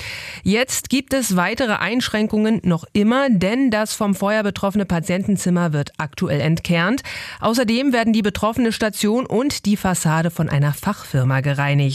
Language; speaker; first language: German; native; German